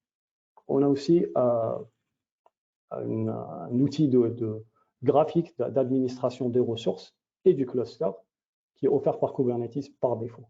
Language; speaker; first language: French; native; French